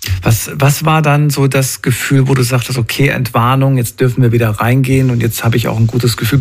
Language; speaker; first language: German; native; German